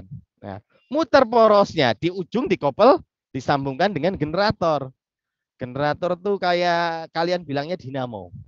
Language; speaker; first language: Indonesian; native; Indonesian